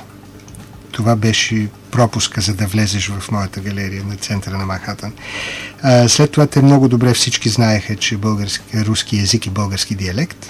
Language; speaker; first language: Bulgarian; native; Bulgarian